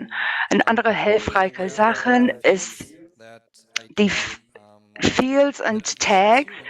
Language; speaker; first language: German; non-native, learner; English